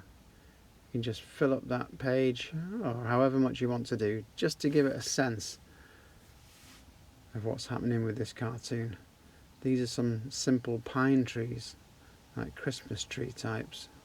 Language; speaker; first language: English; native; English